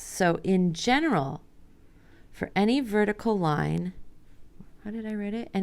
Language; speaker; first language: English; native; English